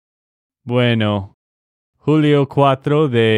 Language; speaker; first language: Spanish; non-native, fluent; English